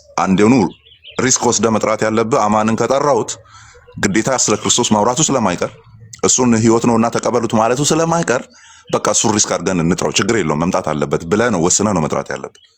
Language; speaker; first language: Amharic; non-native, local second language; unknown